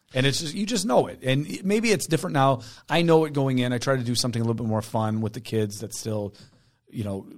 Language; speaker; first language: English; native; English